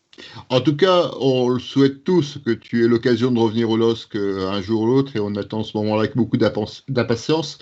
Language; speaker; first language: French; native; French